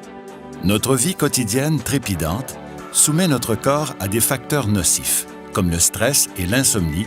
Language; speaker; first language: French; native; French